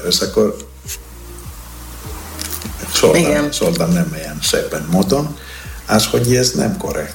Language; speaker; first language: Hungarian; non-native, fluent; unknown